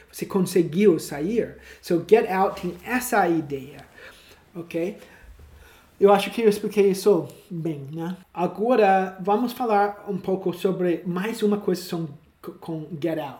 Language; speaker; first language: Portuguese; non-native, learner; English